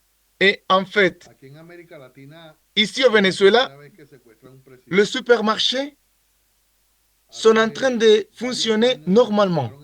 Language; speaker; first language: French; non-native, learner; Spanish